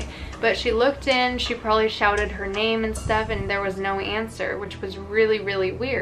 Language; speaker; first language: English; native; English